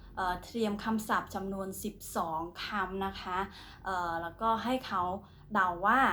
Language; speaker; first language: Thai; non-native, fluent; Khmer